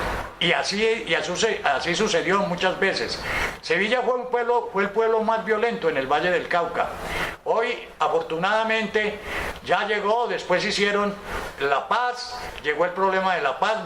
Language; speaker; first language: Spanish; native; Spanish